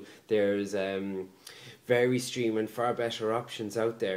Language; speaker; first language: English; native; English